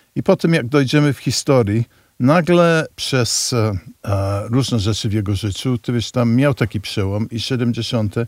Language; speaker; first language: Polish; non-native, fluent; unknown